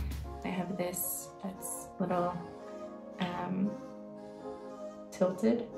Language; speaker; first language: English; non-native, fluent; Swedish